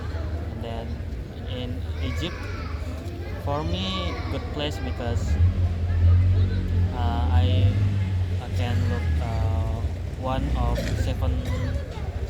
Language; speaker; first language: English; non-native, learner; Indonesian